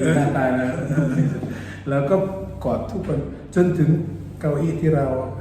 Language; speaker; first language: Thai; non-native, fluent; Indonesian